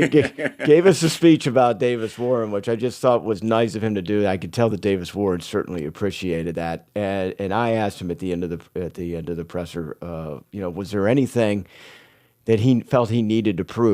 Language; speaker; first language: English; native; English